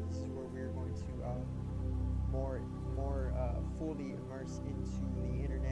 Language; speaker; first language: English; native; English